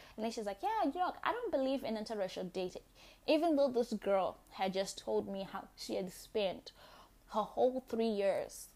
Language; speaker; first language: English; non-native, local second language; Shona